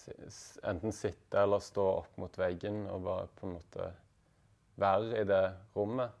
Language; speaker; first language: Norwegian; native; Norwegian